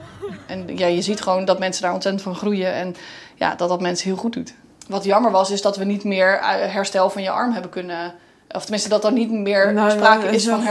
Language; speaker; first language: Dutch; native; Dutch